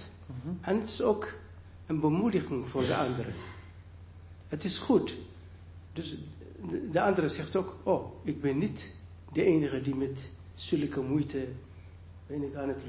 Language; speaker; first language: Dutch; non-native, learner; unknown